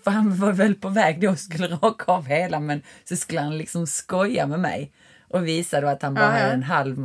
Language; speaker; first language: Swedish; native; Swedish